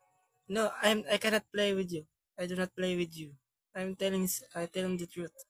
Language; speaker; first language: English; non-native, learner; Korean